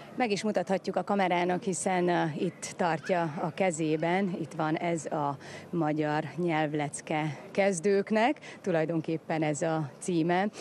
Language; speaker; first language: Hungarian; native; Hungarian